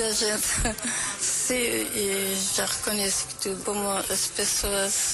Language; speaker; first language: Portuguese; non-native, learner; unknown